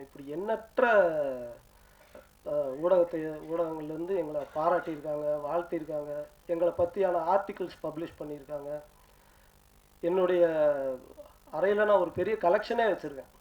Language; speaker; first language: Tamil; native; Tamil